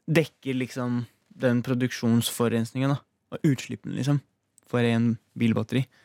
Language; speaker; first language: Norwegian; early bilingual, other home language; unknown